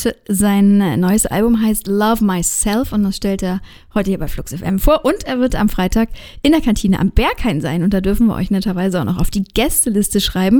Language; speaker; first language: German; native; German